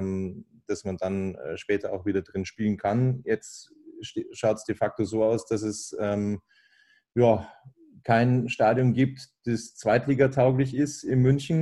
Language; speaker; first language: German; native; German